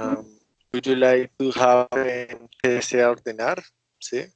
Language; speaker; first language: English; non-native, learner; Spanish